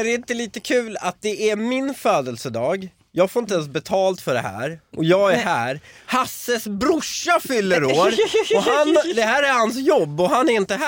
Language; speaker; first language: Swedish; early bilingual, other home language; Persian